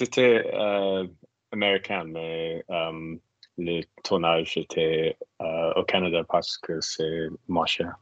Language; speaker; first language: French; non-native, learner; English